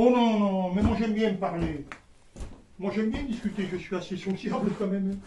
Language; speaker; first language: French; native; French